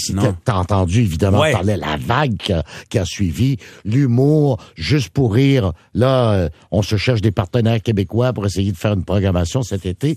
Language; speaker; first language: French; native; French